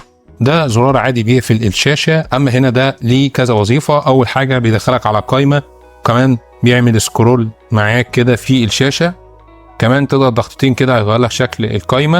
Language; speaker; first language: Arabic; native; Arabic